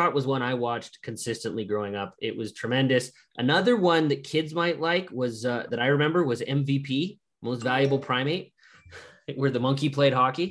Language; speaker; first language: English; native; English